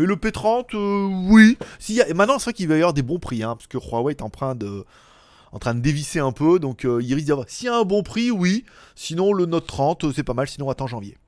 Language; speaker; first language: French; native; French